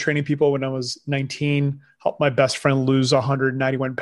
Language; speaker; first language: English; non-native, fluent; French